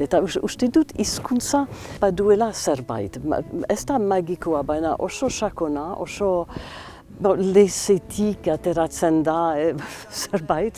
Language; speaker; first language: Basque; non-native, local second language; English